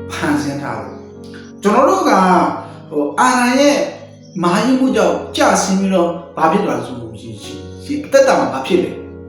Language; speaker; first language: Burmese; non-native, local second language; Kachin